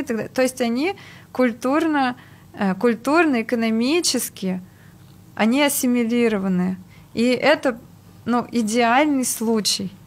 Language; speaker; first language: Russian; native; Russian